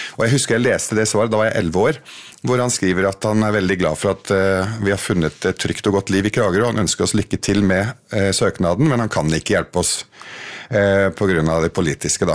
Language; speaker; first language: Norwegian; early bilingual, other home language; Arabic